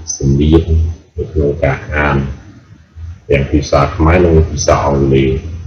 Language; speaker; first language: Khmer; native; Khmer